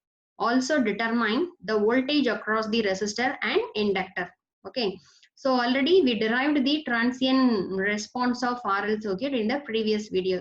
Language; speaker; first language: English; non-native, local second language; Tamil